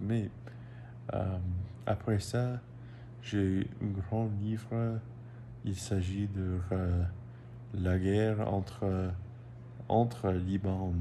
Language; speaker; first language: French; non-native, learner; English